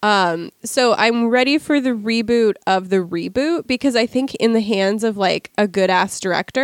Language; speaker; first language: English; native; English